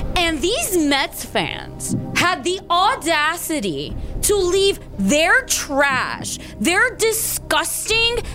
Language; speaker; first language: English; early bilingual, other home language; Spanish